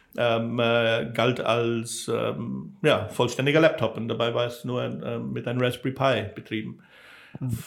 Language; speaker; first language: German; non-native, fluent; English